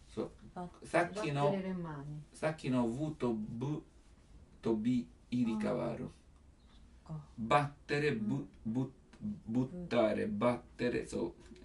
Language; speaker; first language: Japanese; non-native, learner; Italian